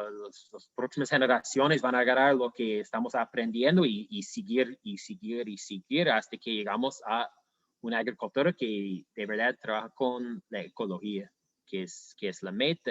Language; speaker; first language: Spanish; non-native, fluent; English